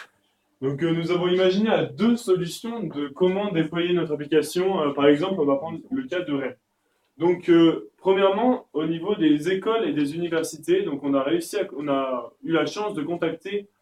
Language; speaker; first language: French; native; French